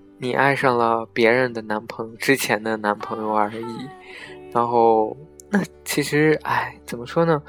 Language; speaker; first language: Chinese; native; Chinese